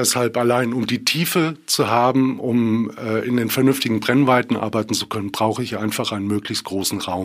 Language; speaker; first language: German; native; German